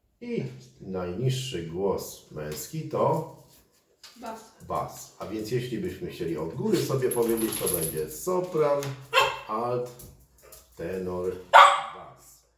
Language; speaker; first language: Polish; native; Polish